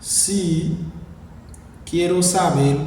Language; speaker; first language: Spanish; non-native, fluent; Haitian Creole